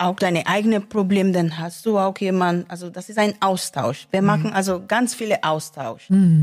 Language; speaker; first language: German; non-native, learner; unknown